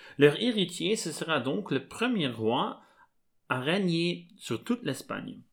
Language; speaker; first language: French; non-native, local second language; Dutch